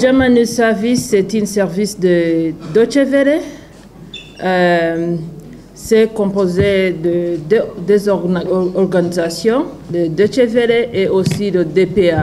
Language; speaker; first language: French; non-native, fluent; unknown